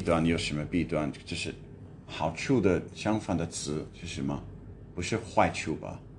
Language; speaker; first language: Chinese; non-native, fluent; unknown